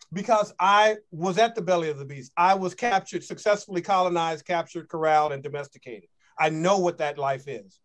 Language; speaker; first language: English; native; English